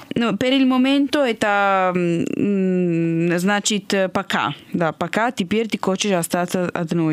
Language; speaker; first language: Russian; non-native, fluent; Italian